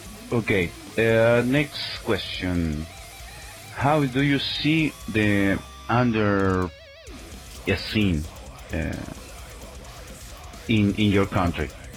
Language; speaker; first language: English; non-native, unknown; Spanish